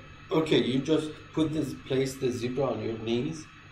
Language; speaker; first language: English; non-native, fluent; Persian